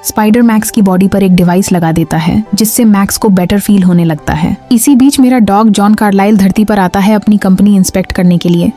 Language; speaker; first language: Hindi; native; Hindi